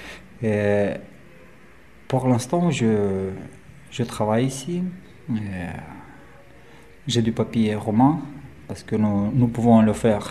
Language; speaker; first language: French; non-native, learner; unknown